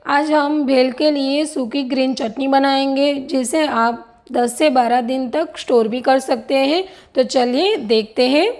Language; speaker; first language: Hindi; non-native, local second language; Gujarati